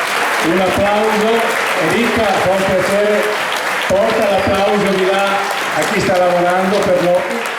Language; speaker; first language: Italian; native; Italian